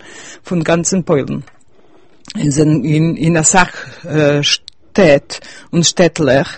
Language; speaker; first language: German; early bilingual, heritage; Yiddish